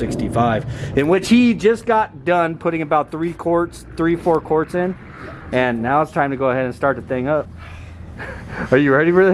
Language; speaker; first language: English; native; English